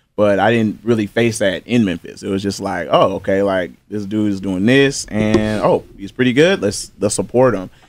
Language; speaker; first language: English; native; English